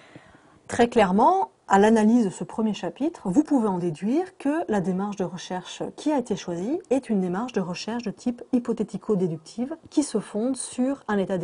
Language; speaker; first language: French; native; French